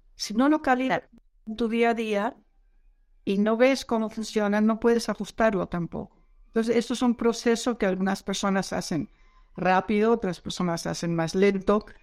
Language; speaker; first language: Spanish; non-native, fluent; Dutch